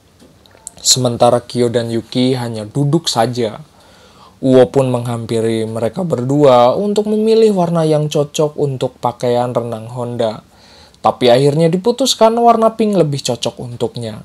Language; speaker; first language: Indonesian; native; Indonesian